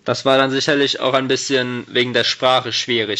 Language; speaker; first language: German; native; German